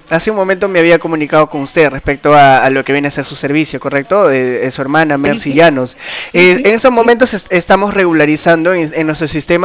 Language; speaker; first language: Spanish; native; Spanish